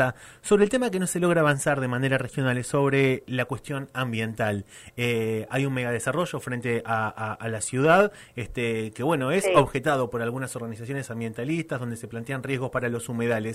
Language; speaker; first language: Spanish; native; Spanish